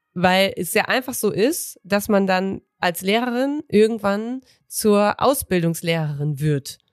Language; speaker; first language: German; native; German